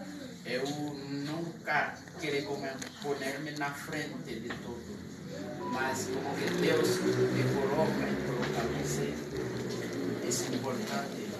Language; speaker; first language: Portuguese; non-native, fluent; Haitian Creole